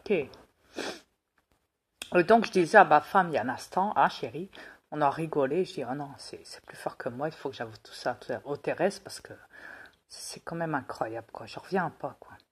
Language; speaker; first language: French; native; French